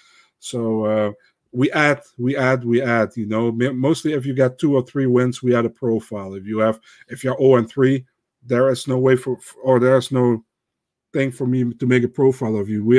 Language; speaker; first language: English; non-native, fluent; Dutch